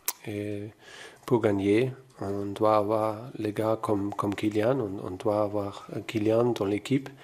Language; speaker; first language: French; non-native, fluent; German